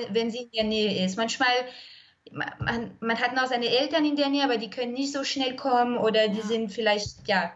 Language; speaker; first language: German; non-native, fluent; French